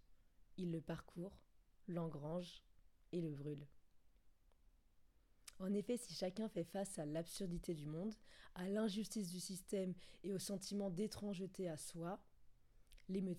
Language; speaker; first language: French; native; French